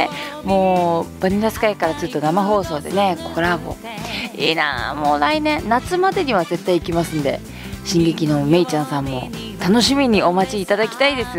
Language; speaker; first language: Japanese; native; Japanese